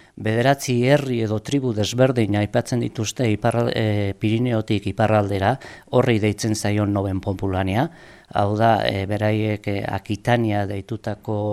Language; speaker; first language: Basque; native; Basque